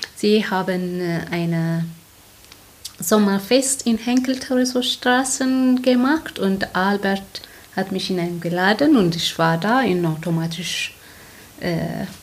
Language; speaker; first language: German; non-native, learner; Tigrinya